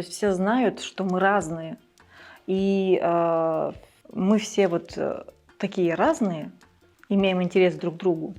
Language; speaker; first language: Russian; early bilingual, other home language; Georgian